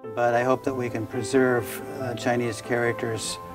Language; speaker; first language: English; native; English